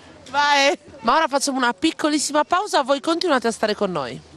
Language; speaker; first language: Italian; native; Italian